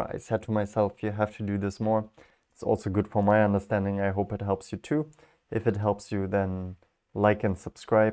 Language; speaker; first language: English; non-native, fluent; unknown